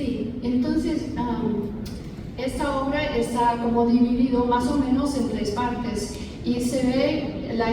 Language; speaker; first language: Spanish; non-native, fluent; English